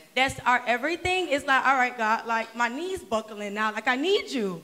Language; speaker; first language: English; native; English